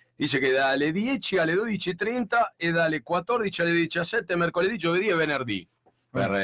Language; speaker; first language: Italian; native; Italian